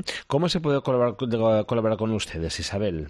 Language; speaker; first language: Spanish; native; Spanish